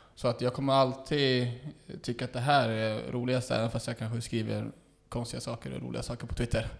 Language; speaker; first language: Swedish; native; Swedish